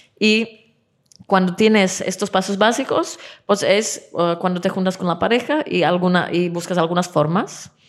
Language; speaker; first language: Spanish; non-native, fluent; Czech